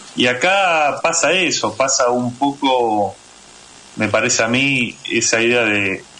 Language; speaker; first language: Spanish; native; Spanish